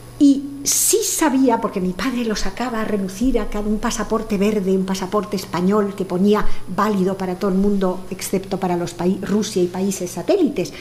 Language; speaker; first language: Spanish; early bilingual, other home language; French